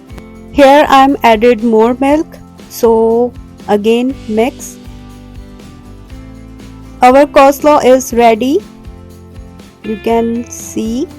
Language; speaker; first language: English; non-native, local second language; Urdu